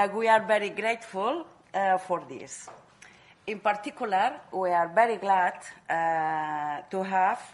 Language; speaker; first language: English; non-native, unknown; Catalan